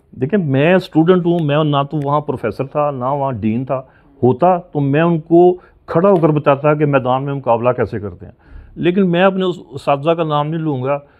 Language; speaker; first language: Urdu; non-native, local second language; Punjabi